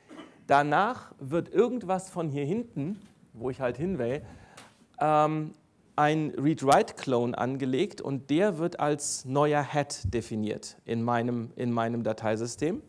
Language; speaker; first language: German; native; German